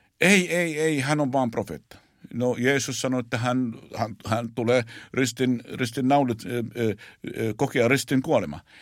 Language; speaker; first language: Finnish; non-native, fluent; Arabic